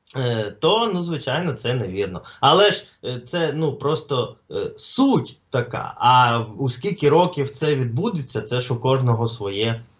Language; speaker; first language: Ukrainian; non-native, local second language; Russian